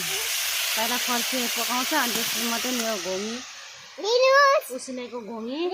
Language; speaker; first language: Nepali; non-native, local second language; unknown